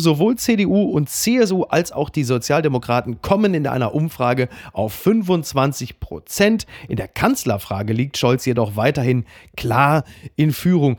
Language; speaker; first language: German; native; German